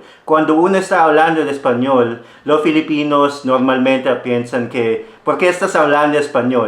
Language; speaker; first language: Spanish; non-native, fluent; Filipino